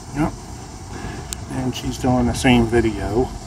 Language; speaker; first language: English; native; English